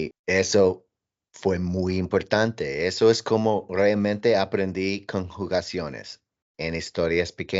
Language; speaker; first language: Spanish; non-native, learner; English